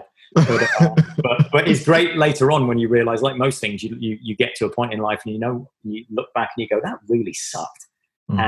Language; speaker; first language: English; native; English